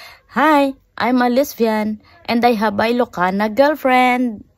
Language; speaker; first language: English; non-native, learner; Filipino